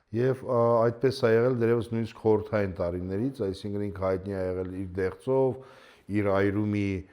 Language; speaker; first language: Armenian; early bilingual, other home language; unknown